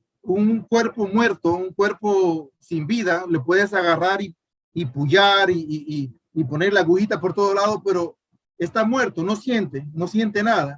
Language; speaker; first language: Spanish; native; Spanish